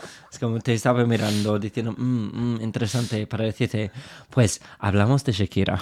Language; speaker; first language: Spanish; non-native, fluent; English